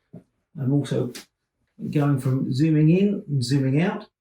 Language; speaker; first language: English; native; English